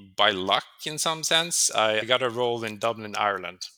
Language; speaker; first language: English; non-native, fluent; Swedish